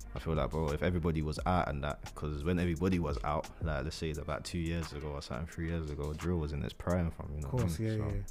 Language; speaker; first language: English; native; English